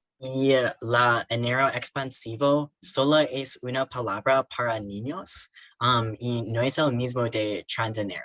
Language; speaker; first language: Spanish; non-native, learner; English